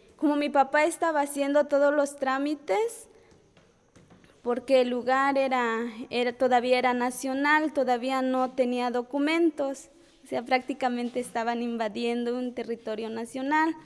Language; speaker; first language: Spanish; non-native, local second language; Tzotzil